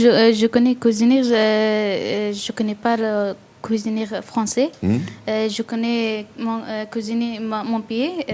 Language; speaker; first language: French; non-native, learner; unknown